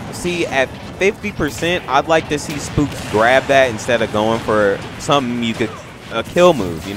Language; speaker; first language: English; native; English